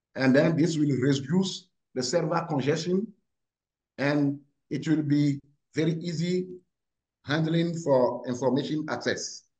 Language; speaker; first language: English; non-native, learner; Ewe